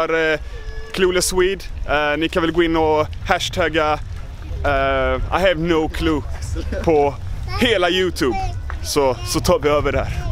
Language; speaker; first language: Swedish; native; Swedish